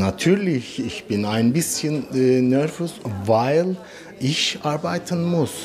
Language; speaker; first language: German; non-native, learner; Turkish